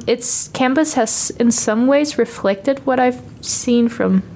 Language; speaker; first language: English; non-native, fluent; Danish